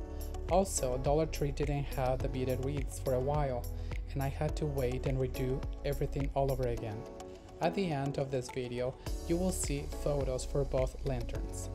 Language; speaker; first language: English; non-native, fluent; Spanish